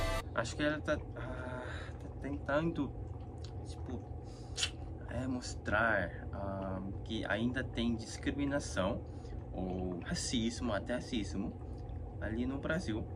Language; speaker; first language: Portuguese; non-native, fluent; Korean